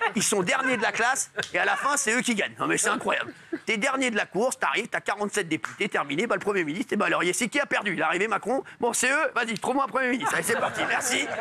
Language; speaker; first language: French; native; French